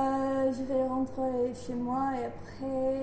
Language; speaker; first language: French; non-native, learner; English